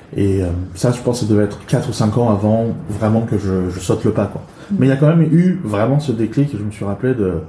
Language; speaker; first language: French; early bilingual, other home language; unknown